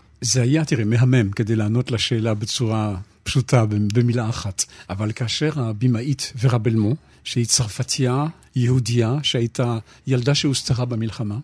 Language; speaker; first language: Hebrew; non-native, fluent; French